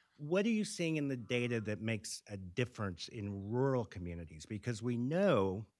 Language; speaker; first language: English; native; English